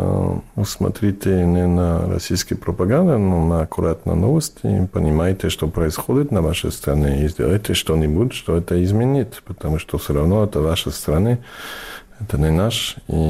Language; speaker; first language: Russian; non-native, fluent; English